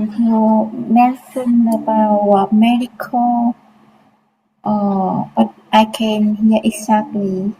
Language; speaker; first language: English; non-native, learner; Vietnamese